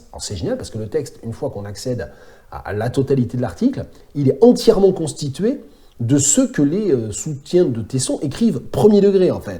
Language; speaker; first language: French; native; French